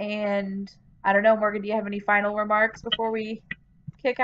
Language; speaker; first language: English; native; English